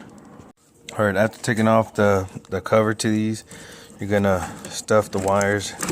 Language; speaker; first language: English; native; English